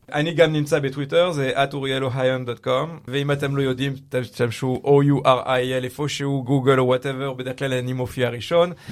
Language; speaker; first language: Hebrew; non-native, fluent; French